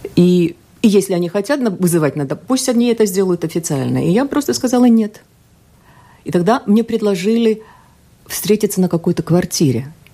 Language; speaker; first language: Russian; non-native, local second language; Latvian